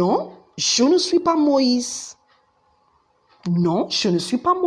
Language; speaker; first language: French; non-native, learner; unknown